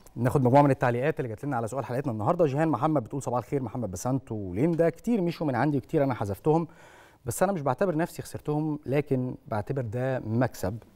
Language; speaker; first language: Egyptian Arabic; native; Egyptian Arabic